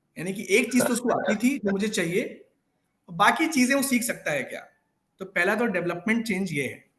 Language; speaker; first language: Hindi; native; Hindi